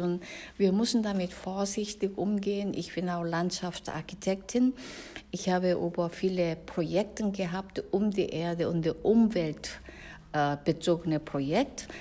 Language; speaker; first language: German; non-native, fluent; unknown